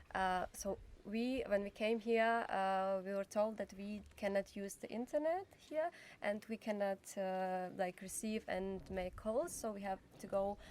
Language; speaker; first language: English; non-native, fluent; Ukrainian